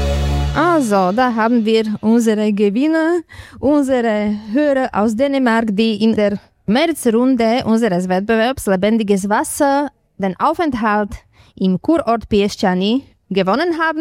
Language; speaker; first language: German; non-native, fluent; Slovak